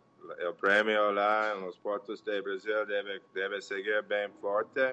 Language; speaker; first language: Portuguese; non-native, learner; English